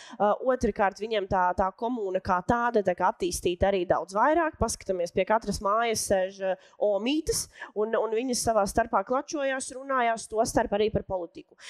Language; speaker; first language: Latvian; non-native, local second language; Russian